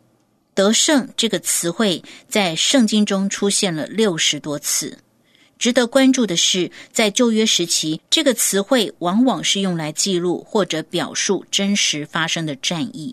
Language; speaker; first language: Chinese; native; Chinese